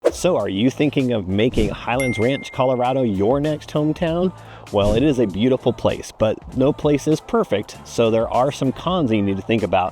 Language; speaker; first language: English; native; English